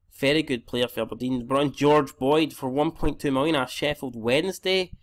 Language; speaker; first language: English; native; English